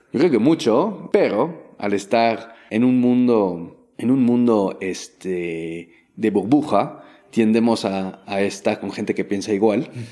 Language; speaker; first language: Spanish; non-native, fluent; French